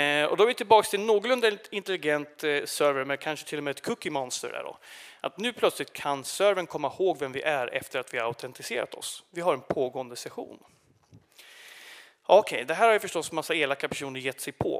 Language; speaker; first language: Swedish; native; Swedish